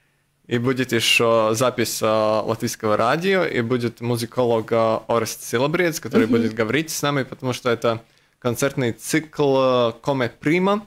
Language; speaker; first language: Russian; non-native, local second language; Latvian